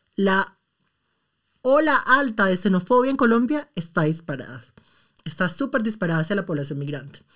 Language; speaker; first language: Spanish; native; Spanish